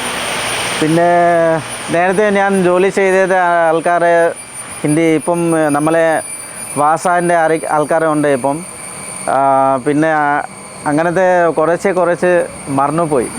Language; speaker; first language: Malayalam; non-native, learner; Assamese